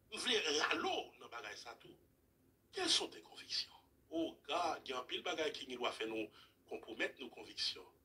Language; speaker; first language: French; non-native, local second language; Haitian Creole